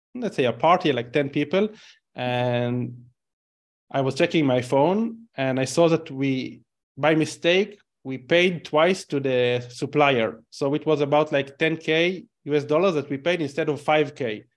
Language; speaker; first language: English; non-native, fluent; Hebrew